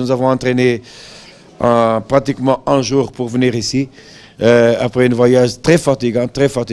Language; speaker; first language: French; non-native, fluent; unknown